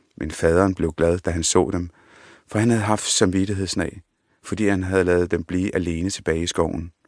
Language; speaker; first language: Danish; early bilingual, other home language; Punjabi